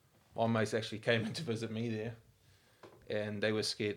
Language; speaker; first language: English; non-native, local second language; Afrikaans